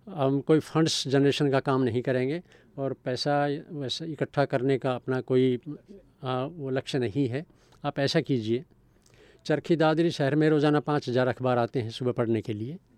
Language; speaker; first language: Hindi; native; Hindi